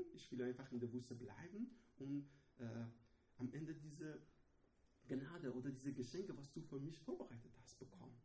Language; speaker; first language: German; non-native, learner; Persian